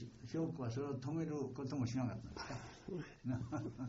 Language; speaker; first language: Japanese; native; Japanese